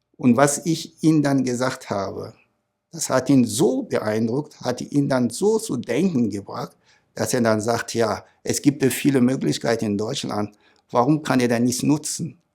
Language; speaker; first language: German; non-native, fluent; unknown